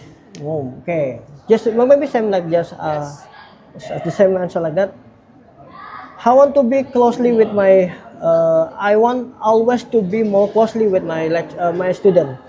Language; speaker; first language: English; non-native, learner; Indonesian